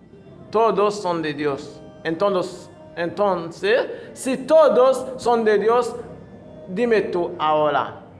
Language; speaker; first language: Spanish; non-native, fluent; Haitian Creole